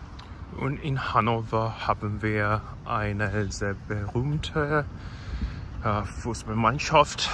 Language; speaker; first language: German; non-native, learner; Korean